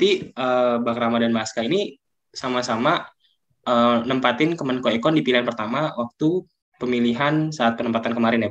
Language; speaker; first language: Indonesian; native; Indonesian